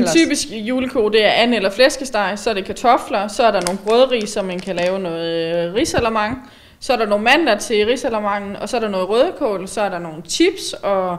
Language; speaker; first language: Danish; native; Danish